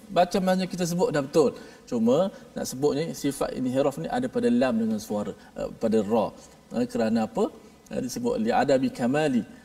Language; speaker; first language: Malay; native; Malay